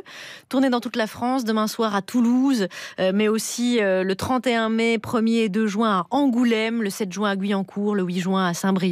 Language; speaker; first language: French; native; French